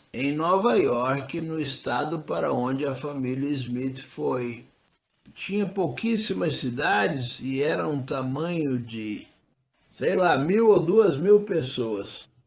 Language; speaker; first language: Portuguese; non-native, fluent; English